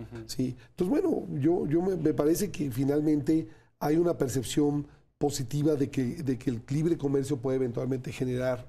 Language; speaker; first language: Spanish; native; Spanish